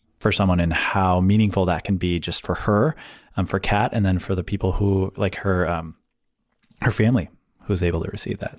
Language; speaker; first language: English; native; English